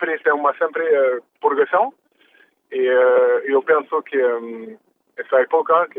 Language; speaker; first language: Portuguese; early bilingual, heritage; French